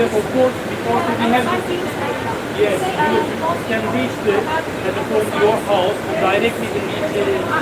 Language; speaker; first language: English; non-native, fluent; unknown